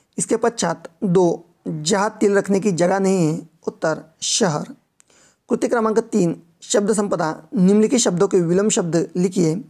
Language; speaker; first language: Hindi; non-native, local second language; Marathi